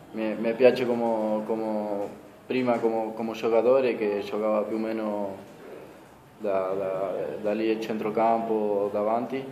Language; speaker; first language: Italian; non-native, fluent; Spanish